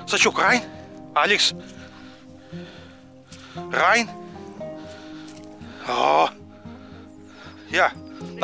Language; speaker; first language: German; non-native, learner; Russian